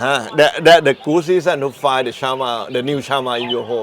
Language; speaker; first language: English; non-native, learner; Thai